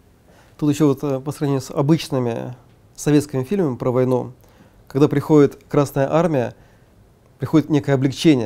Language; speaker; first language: Russian; native; Russian